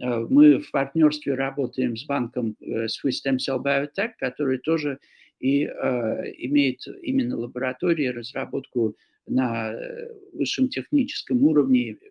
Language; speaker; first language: Russian; non-native, fluent; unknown